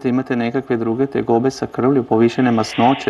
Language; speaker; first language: Croatian; native; Croatian